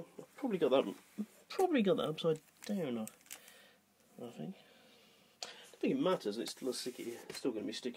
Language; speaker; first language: English; native; English